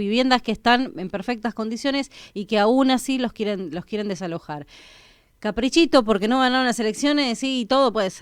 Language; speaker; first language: Spanish; native; Spanish